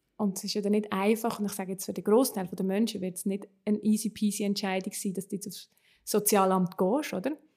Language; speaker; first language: German; native; German